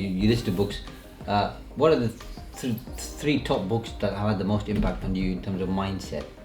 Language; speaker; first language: English; native; English